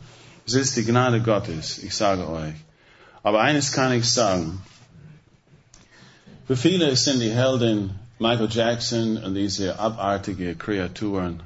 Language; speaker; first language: German; non-native, fluent; English